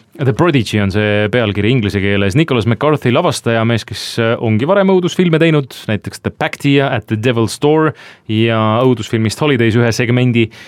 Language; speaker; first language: Estonian; native; Estonian